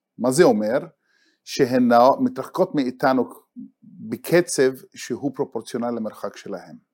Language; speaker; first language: Hebrew; non-native, local second language; Arabic